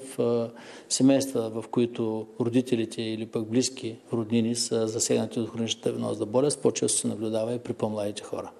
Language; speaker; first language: Bulgarian; native; Bulgarian